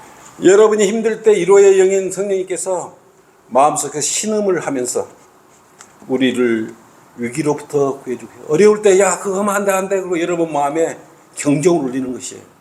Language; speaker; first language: Korean; native; Korean